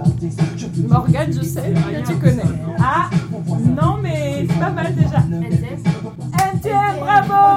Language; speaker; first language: French; native; French